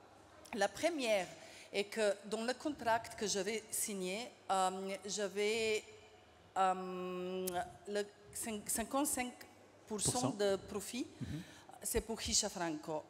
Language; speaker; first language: French; non-native, fluent; Slovenian